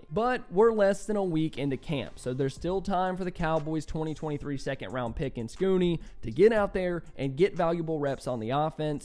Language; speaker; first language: English; native; English